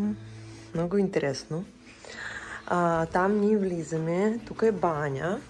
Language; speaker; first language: Bulgarian; non-native, fluent; Russian